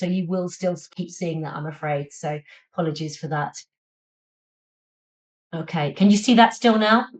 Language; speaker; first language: English; native; English